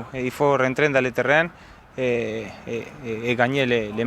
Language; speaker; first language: French; non-native, learner; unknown